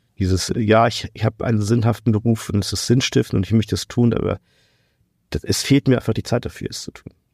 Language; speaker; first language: German; non-native, fluent; Portuguese